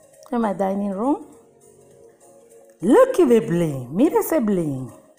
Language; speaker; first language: English; non-native, learner; Spanish